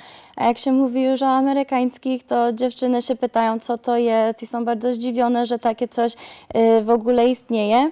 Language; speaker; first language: Polish; early bilingual, heritage; Polish